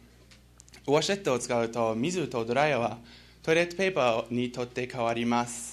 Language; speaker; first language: Japanese; non-native, learner; English